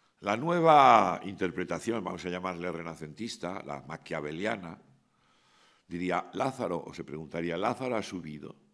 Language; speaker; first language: Spanish; native; Spanish